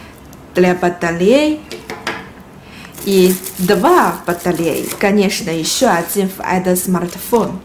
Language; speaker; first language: Russian; non-native, learner; Chinese